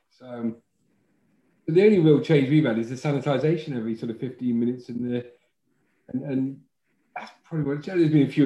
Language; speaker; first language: English; native; English